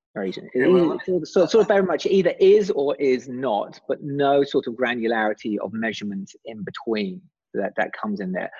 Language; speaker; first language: English; native; English